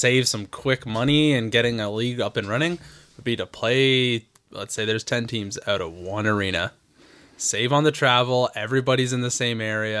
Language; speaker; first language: English; native; English